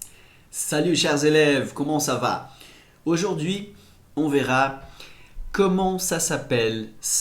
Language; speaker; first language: French; non-native, fluent; Portuguese